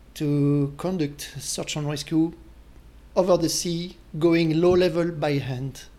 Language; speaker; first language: English; non-native, fluent; French